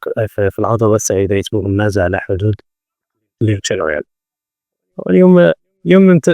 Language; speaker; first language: Arabic; native; Arabic